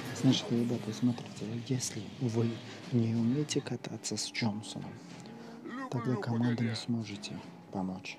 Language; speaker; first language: Russian; non-native, local second language; Uzbek